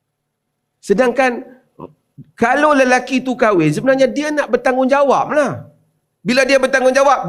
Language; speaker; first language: Malay; native; Malay